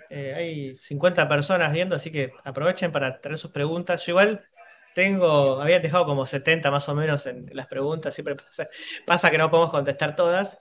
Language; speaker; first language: Spanish; native; Spanish